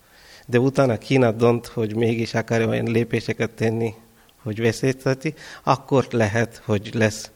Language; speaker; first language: Hungarian; non-native, fluent; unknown